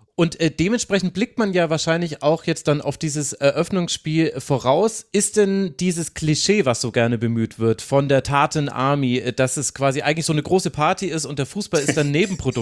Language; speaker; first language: German; native; German